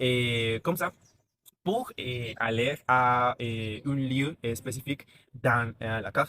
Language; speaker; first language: French; non-native, learner; Spanish